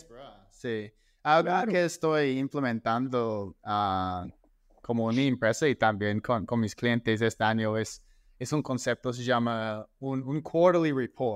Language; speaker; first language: Spanish; non-native, fluent; English